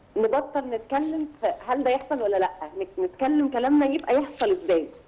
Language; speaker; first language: Arabic; native; Arabic